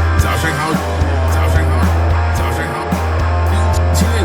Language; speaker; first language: Chinese; non-native, learner; English